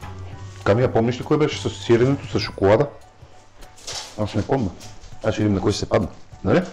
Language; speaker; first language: Bulgarian; native; Bulgarian